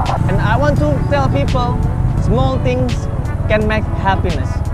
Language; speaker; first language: English; non-native, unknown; Indonesian